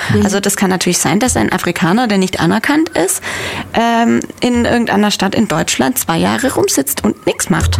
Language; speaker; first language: German; native; German